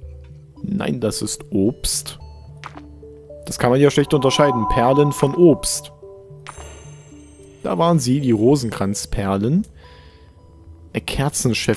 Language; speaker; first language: German; native; German